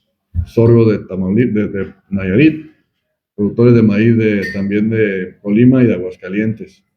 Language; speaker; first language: Spanish; native; Spanish